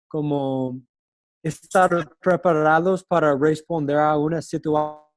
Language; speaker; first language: Spanish; non-native, learner; English